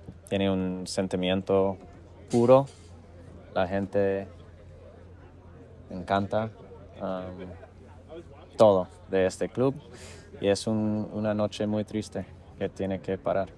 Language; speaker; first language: Spanish; non-native, fluent; English